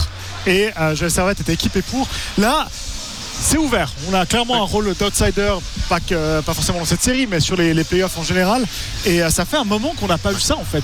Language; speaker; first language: French; native; French